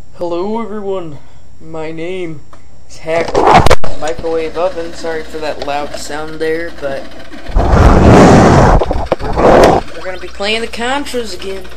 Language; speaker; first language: English; native; English